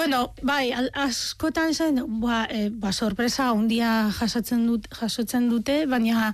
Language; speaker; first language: Basque; non-native, fluent; Arabic